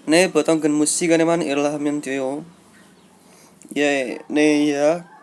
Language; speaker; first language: Korean; non-native, learner; Indonesian